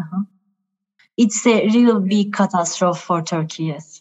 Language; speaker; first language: English; non-native, fluent; Turkish